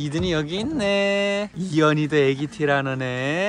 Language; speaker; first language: Korean; native; Korean